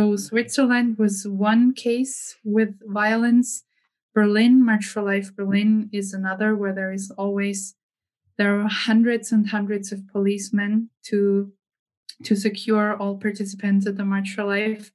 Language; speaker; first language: English; non-native, fluent; German